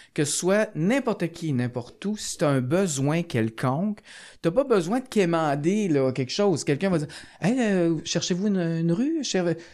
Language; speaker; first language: French; non-native, fluent; Spanish